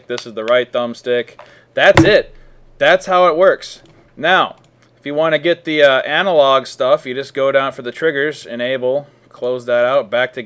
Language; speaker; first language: English; native; English